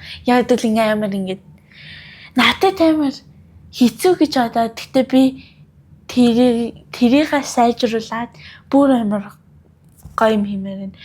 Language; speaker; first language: Mongolian; early bilingual, heritage; Mongolian